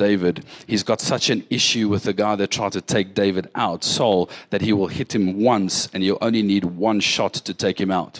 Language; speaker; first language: English; native; English